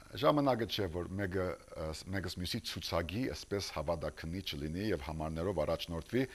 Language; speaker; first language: Armenian; early bilingual, heritage; Armenian